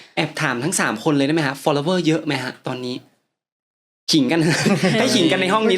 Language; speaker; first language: Thai; native; Thai